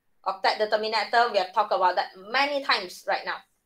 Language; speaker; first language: English; non-native, local second language; Malay